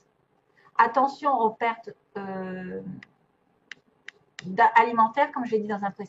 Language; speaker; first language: French; native; French